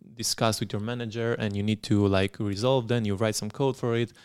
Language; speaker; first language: English; non-native, fluent; Romanian